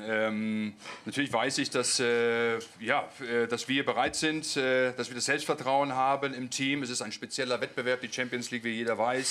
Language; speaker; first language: German; native; German